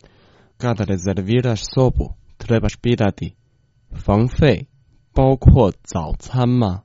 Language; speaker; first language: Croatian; non-native, fluent; Chinese